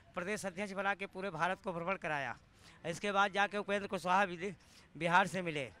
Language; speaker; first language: Hindi; native; Hindi